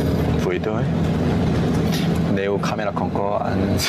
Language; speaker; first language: Vietnamese; non-native, learner; Korean